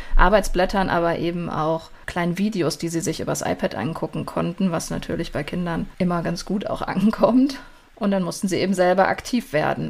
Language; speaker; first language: German; native; German